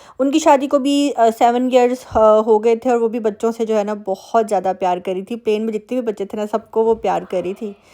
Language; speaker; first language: Urdu; native; Urdu